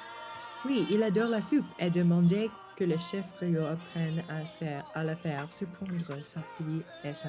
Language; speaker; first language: French; non-native, learner; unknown